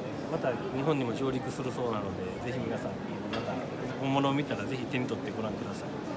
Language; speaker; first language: Japanese; native; Japanese